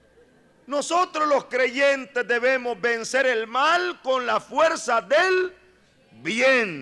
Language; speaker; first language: Spanish; native; Spanish